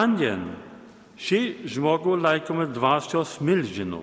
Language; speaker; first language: Lithuanian; native; Lithuanian